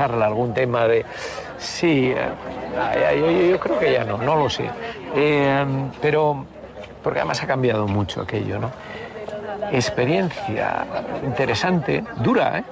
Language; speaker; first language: Spanish; native; Spanish